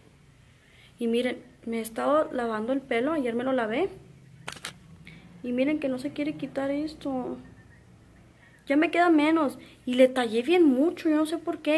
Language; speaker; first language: Spanish; early bilingual, heritage; Spanish